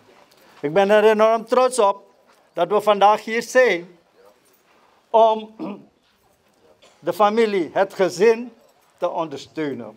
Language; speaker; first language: Dutch; native; Dutch